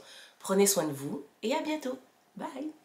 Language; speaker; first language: French; native; French